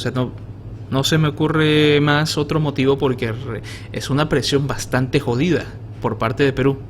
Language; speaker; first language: Spanish; native; Spanish